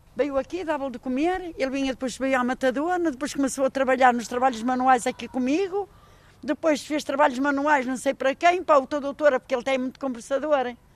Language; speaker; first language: Portuguese; native; Portuguese